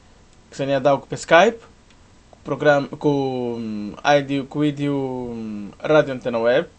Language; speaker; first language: Romanian; non-native, learner; Portuguese